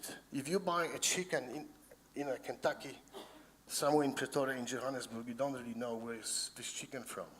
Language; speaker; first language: English; non-native, fluent; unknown